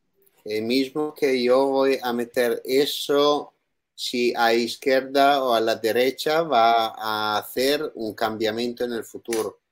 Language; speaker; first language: Spanish; non-native, learner; Italian